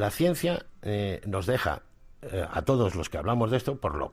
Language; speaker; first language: Spanish; native; Spanish